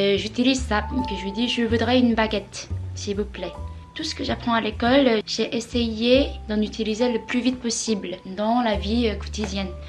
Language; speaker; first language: French; non-native, fluent; Korean